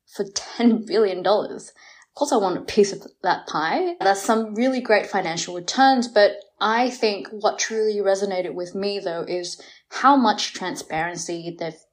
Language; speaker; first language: English; early bilingual, other home language; Vietnamese